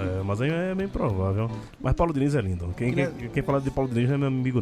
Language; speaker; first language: Portuguese; native; Portuguese